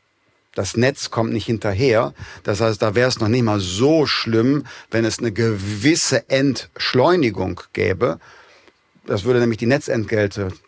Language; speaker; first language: German; native; German